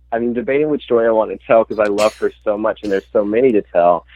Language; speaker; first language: English; native; English